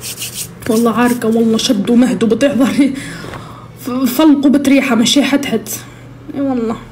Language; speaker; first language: Arabic; native; Arabic